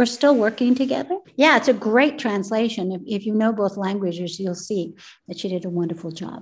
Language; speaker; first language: English; early bilingual, other home language; Spanish